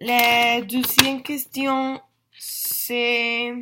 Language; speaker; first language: French; non-native, learner; Spanish